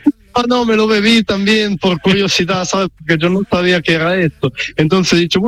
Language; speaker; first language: Spanish; non-native, fluent; Italian